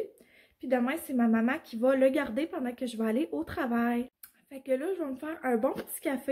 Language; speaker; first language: French; native; French